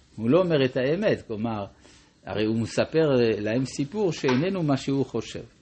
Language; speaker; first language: Hebrew; non-native, fluent; French